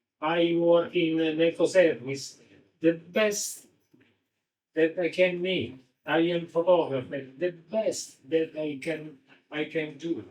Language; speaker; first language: English; non-native, learner; Italian